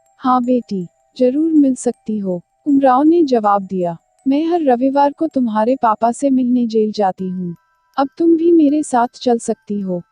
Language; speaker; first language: Hindi; native; Hindi